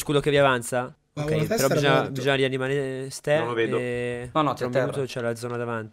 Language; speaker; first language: Italian; native; Italian